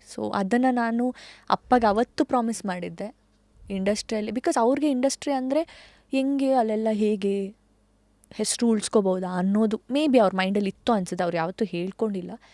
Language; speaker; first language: Kannada; non-native, local second language; Tulu